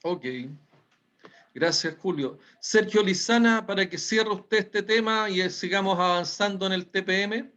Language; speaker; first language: Spanish; native; Spanish